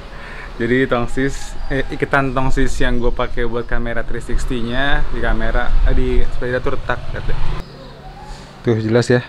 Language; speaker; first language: Indonesian; native; Indonesian